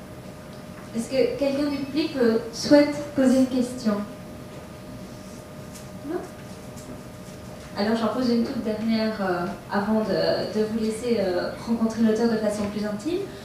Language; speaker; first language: French; native; French